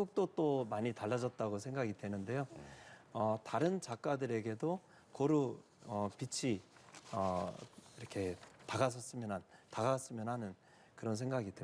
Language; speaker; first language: Korean; native; Korean